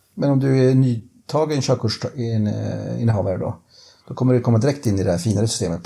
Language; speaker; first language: Swedish; native; Swedish